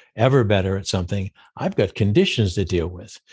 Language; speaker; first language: English; native; English